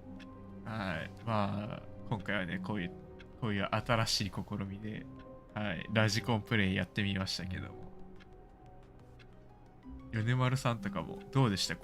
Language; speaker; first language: Japanese; native; Japanese